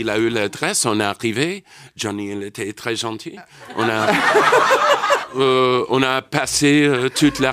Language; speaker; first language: French; non-native, learner; English